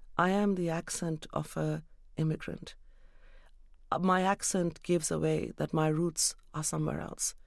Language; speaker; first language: English; non-native, local second language; Urdu